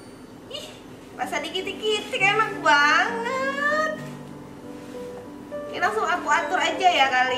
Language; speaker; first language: Indonesian; native; Indonesian